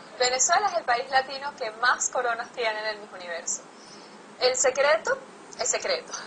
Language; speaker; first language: Spanish; native; Spanish